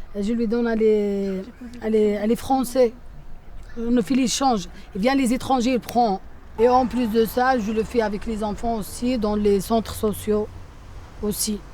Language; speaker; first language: French; non-native, local second language; Arabic